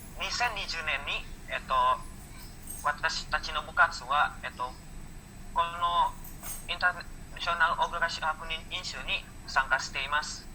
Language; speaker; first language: Japanese; non-native, learner; Indonesian